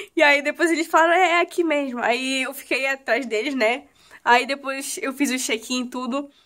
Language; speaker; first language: Portuguese; native; Portuguese